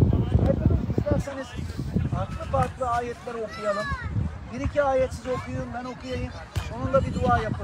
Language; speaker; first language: Turkish; native; Turkish